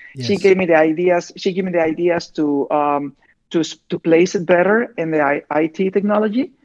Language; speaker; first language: English; non-native, fluent; Spanish